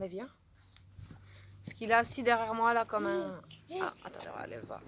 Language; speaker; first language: French; native; French